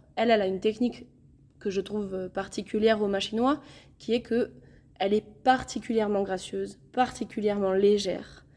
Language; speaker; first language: French; native; French